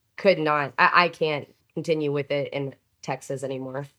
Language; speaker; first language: English; native; English